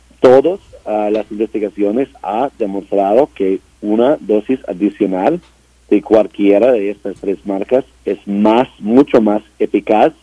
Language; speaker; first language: Spanish; non-native, learner; English